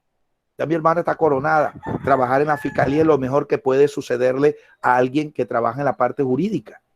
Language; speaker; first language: Spanish; native; Spanish